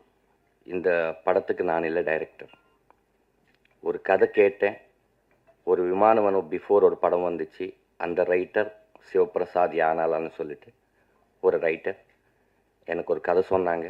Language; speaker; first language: Tamil; non-native, learner; Telugu